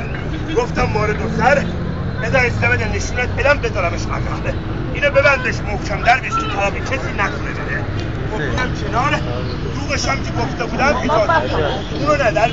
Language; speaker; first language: Persian; native; Persian